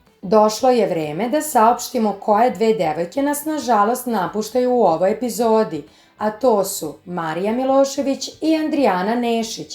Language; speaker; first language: Serbian; native; Serbian